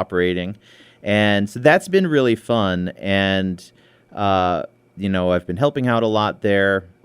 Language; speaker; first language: English; native; English